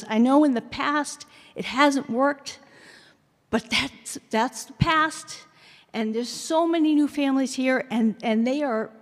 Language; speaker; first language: English; early bilingual, other home language; Finnish